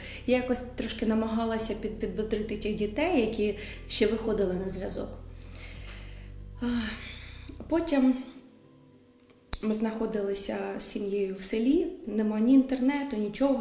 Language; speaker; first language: Ukrainian; native; Ukrainian